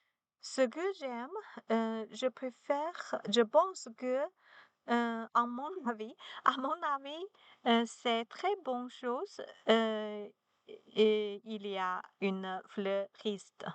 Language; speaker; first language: French; non-native, learner; Chinese